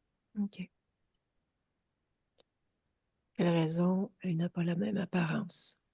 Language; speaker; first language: French; native; French